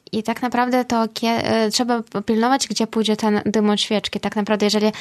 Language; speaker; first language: Polish; non-native, fluent; Russian